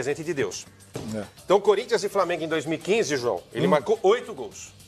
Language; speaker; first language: Portuguese; native; Portuguese